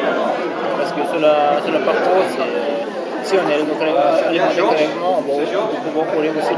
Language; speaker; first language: French; non-native, fluent; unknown